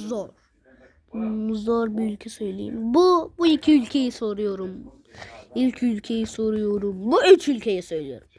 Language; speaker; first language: Turkish; early bilingual, other home language; Arabic